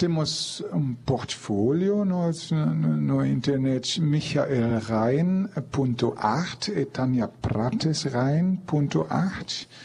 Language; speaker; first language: Portuguese; non-native, fluent; German